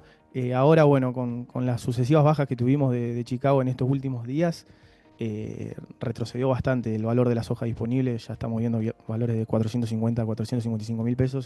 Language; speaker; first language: Spanish; native; Spanish